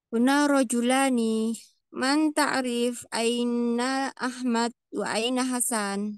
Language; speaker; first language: Arabic; non-native, fluent; Indonesian